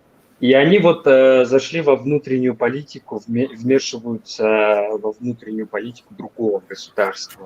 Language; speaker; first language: Russian; non-native, local second language; Tajik